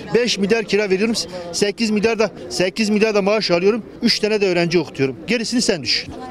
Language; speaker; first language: Turkish; native; Turkish